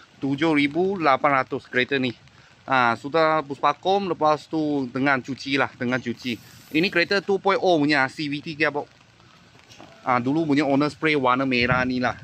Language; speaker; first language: Malay; non-native, local second language; Chinese